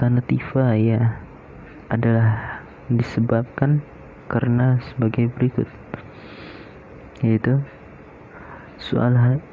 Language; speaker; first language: Indonesian; native; Indonesian